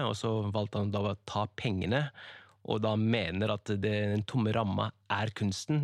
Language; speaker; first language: Norwegian; early bilingual, other home language; Kurdish